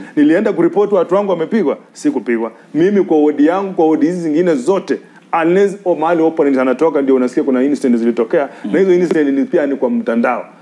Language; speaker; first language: Swahili; non-native, local second language; Luyia